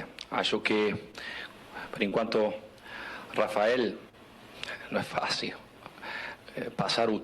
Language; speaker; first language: Portuguese; non-native, fluent; Spanish